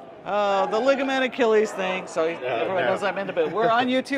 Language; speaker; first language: English; native; English